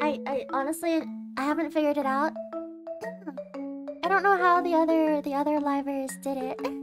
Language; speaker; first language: English; native; English